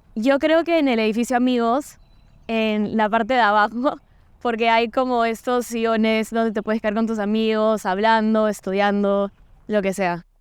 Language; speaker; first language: Spanish; non-native, fluent; Portuguese